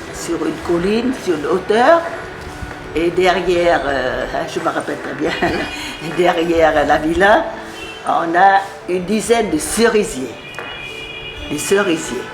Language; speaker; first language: French; non-native, fluent; Vietnamese